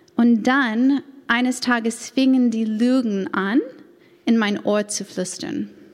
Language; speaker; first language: German; non-native, fluent; English